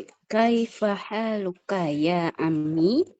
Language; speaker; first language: Arabic; non-native, learner; Indonesian